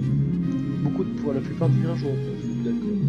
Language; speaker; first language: French; native; French